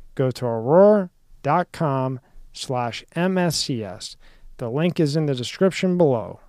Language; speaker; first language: English; native; English